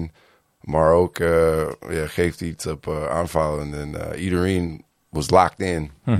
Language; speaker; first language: Dutch; non-native, learner; English